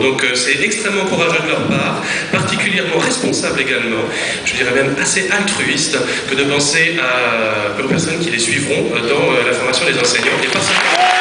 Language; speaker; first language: French; native; French